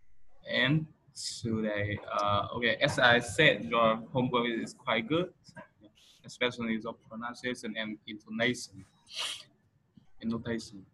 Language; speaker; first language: English; non-native, fluent; Vietnamese